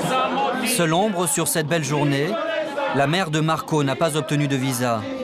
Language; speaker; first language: French; native; French